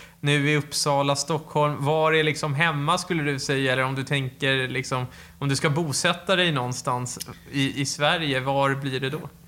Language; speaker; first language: Swedish; native; Swedish